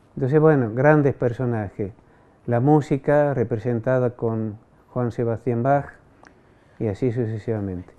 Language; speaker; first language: Spanish; non-native, fluent; French